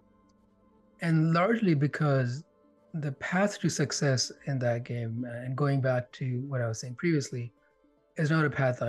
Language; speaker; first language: English; non-native, local second language; Hindi